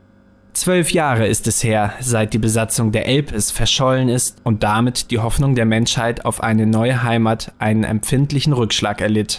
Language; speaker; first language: German; native; German